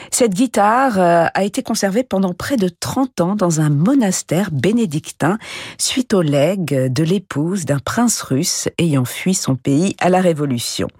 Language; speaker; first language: French; native; French